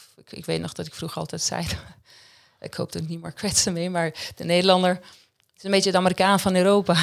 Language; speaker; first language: Dutch; non-native, fluent; Swiss German